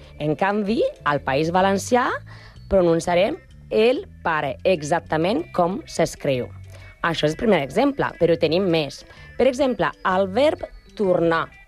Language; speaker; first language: Catalan; non-native, learner; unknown